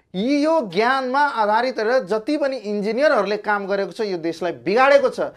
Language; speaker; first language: Nepali; non-native, local second language; Maithili